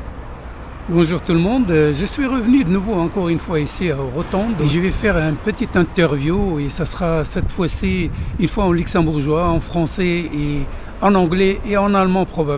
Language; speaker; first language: French; non-native, local second language; Luxembourgish